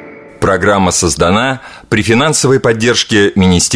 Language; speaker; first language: Russian; native; Russian